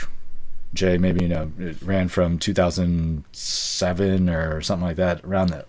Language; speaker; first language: English; native; English